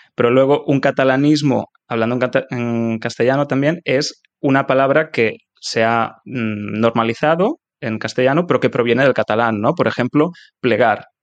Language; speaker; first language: Spanish; native; Spanish